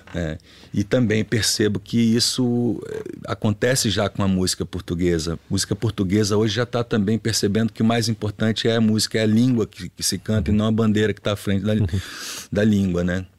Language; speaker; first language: Portuguese; native; Portuguese